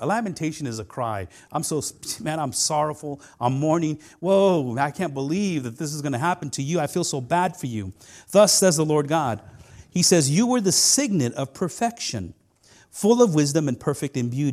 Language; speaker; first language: English; non-native, fluent; Spanish